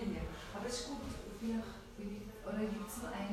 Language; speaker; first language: German; non-native, fluent; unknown